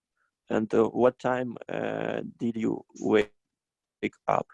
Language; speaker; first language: English; non-native, fluent; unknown